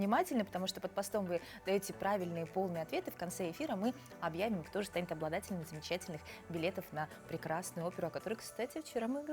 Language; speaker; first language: Russian; native; Russian